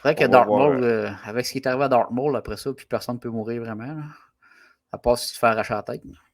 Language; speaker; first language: French; native; French